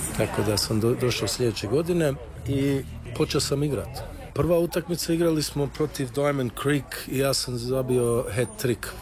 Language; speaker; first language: Croatian; early bilingual, heritage; Croatian